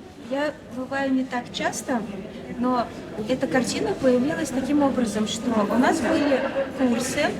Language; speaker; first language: Russian; native; Russian